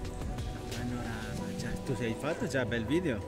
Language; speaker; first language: Italian; native; Italian